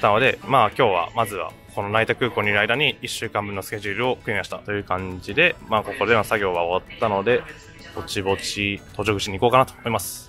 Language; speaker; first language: Japanese; native; Japanese